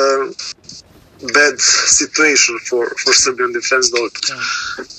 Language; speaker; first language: English; non-native, learner; Serbian